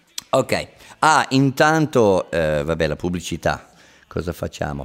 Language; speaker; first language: Italian; non-native, fluent; English